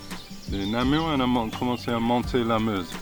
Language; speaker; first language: French; non-native, fluent; English